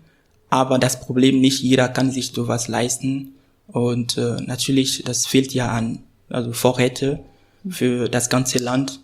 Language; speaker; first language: German; non-native, fluent; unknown